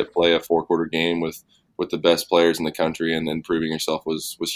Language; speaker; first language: English; native; English